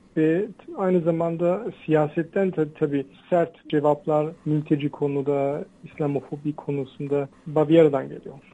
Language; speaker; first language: Turkish; early bilingual, heritage; Turkish